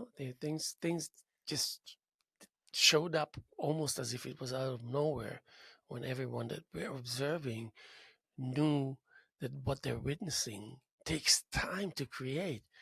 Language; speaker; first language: English; non-native, fluent; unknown